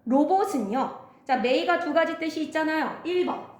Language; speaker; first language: Korean; native; Korean